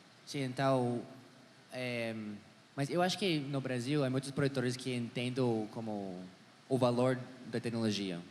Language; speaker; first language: Portuguese; non-native, learner; English